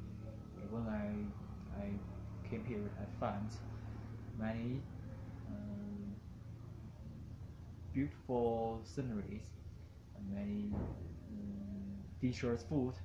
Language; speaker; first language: English; non-native, learner; Chinese